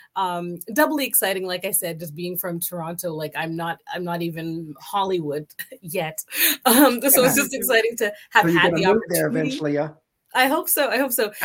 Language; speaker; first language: English; native; English